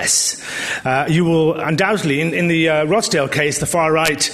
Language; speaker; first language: English; native; English